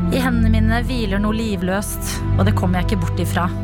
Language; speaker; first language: Norwegian; early bilingual, other home language; Albanian